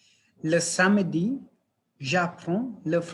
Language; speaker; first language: French; non-native, fluent; Hindi